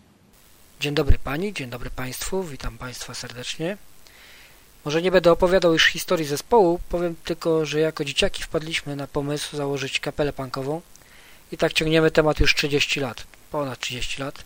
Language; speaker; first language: Polish; native; Polish